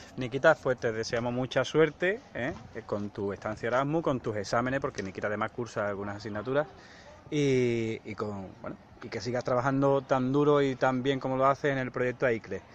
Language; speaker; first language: Spanish; native; Spanish